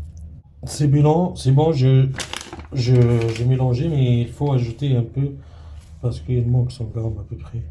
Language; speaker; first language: French; non-native, learner; Arabic